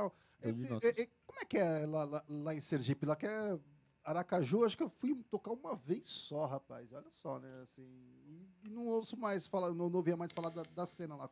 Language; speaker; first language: Portuguese; native; Portuguese